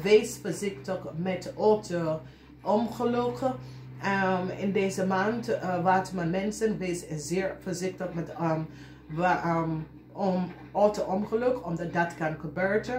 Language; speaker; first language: Dutch; non-native, learner; English